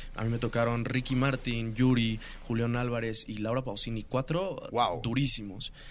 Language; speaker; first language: Spanish; native; Spanish